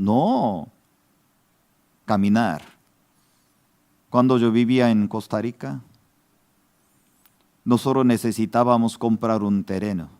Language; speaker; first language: Spanish; non-native, fluent; Korean